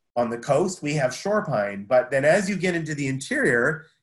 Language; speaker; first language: English; native; English